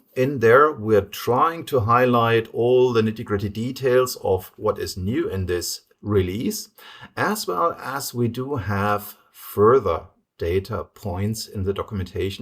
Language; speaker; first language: English; non-native, fluent; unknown